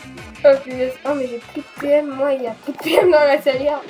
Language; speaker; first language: French; native; French